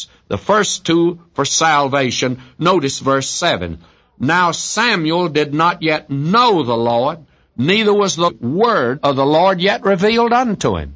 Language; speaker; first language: English; native; English